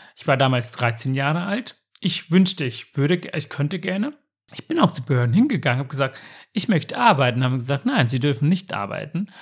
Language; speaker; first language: German; non-native, fluent; Tamil